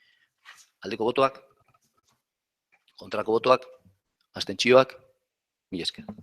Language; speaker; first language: Basque; non-native, local second language; Spanish